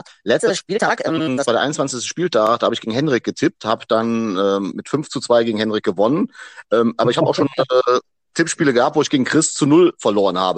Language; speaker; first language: German; native; German